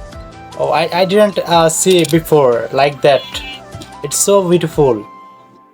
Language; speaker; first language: English; non-native, fluent; Bangla